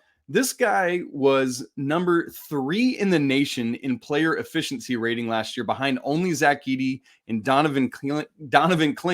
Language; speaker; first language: English; native; English